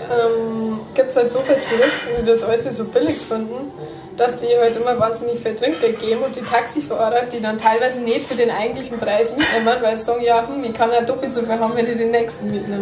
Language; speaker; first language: German; native; German